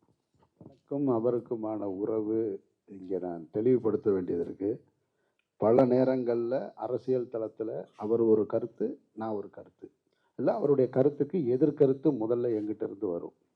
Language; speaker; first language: Tamil; native; Tamil